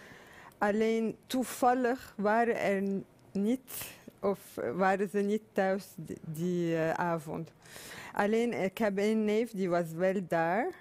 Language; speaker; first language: Dutch; non-native, fluent; Arabic